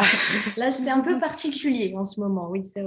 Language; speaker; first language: French; native; French